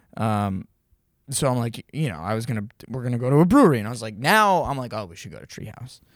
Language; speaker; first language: English; native; English